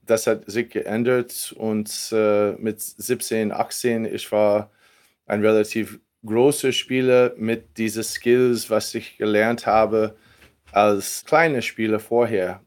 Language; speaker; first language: German; non-native, fluent; English